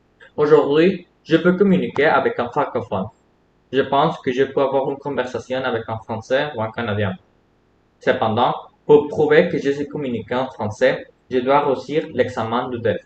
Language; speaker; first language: French; non-native, fluent; Spanish